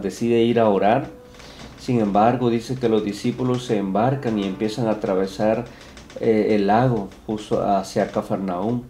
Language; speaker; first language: Spanish; native; Spanish